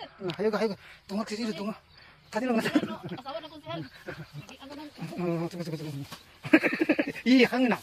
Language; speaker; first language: Japanese; native; Japanese